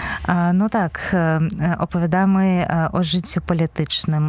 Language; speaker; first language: Polish; non-native, fluent; Belarusian